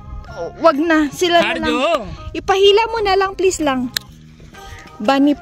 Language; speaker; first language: Filipino; native; Filipino